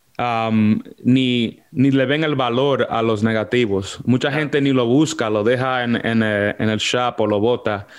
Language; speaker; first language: Spanish; early bilingual, heritage; Spanish